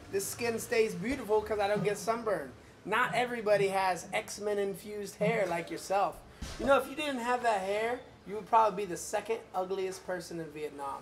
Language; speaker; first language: English; native; English